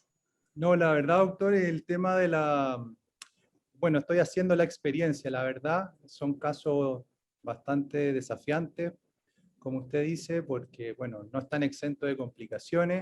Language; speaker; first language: Spanish; native; Spanish